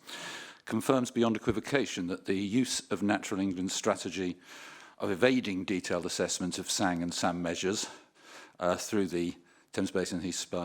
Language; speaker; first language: English; native; English